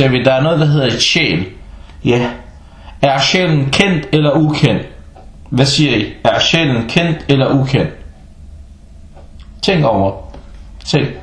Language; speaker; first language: Danish; non-native, fluent; Arabic